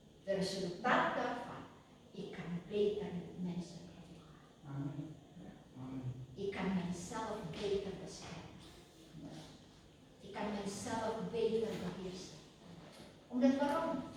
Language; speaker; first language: Dutch; non-native, fluent; Indonesian